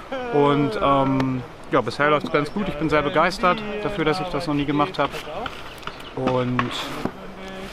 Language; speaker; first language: German; native; German